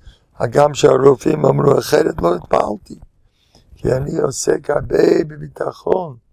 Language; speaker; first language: Hebrew; non-native, fluent; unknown